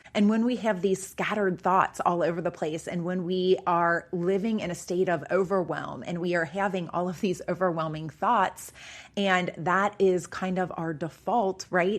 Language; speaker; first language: English; native; English